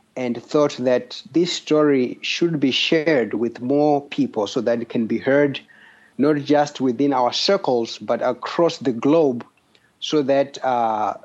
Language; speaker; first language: English; non-native, local second language; Shona